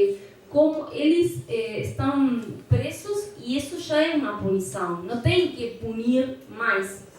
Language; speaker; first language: Portuguese; non-native, fluent; Spanish